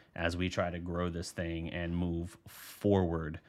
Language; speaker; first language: English; native; English